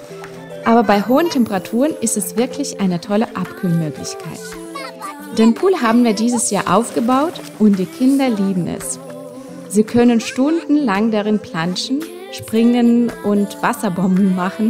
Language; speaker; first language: German; non-native, fluent; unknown